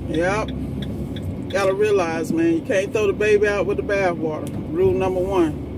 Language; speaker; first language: English; native; English